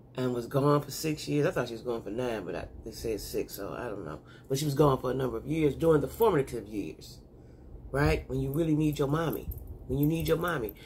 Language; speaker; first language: English; native; English